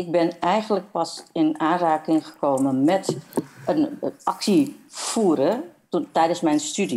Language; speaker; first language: Dutch; non-native, fluent; Indonesian